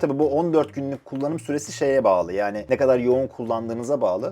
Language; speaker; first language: Turkish; native; Turkish